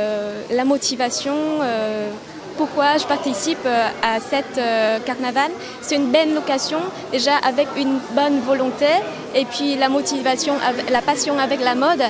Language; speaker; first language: French; non-native, fluent; Vietnamese